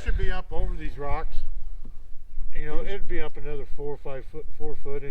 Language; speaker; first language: English; native; English